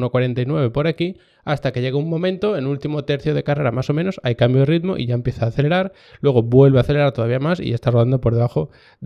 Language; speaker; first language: Spanish; native; Spanish